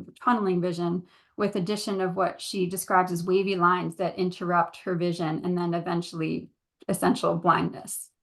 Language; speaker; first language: English; native; English